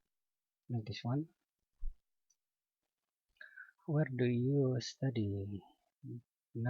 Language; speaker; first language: English; non-native, learner; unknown